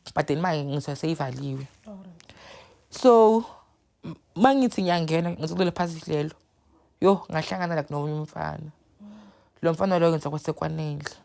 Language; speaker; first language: Zulu; native; Zulu